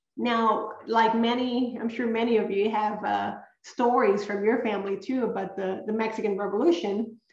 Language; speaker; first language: English; early bilingual, other home language; Spanish